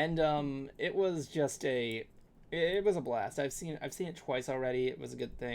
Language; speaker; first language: English; native; English